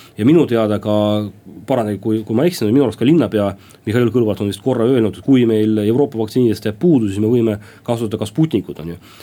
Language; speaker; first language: Estonian; non-native, local second language; Russian